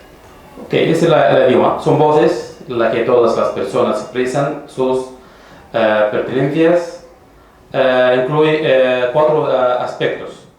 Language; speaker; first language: Spanish; non-native, fluent; Arabic